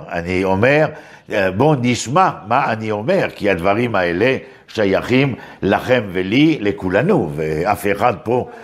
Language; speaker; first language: Hebrew; non-native, fluent; French